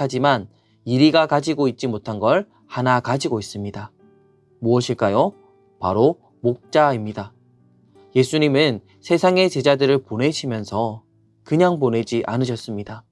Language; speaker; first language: Korean; native; Korean